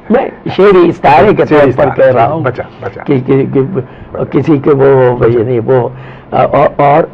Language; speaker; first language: Urdu; non-native, local second language; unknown